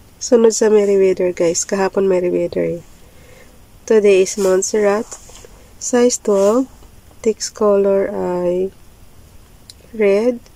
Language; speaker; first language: Filipino; non-native, local second language; Masbatenyo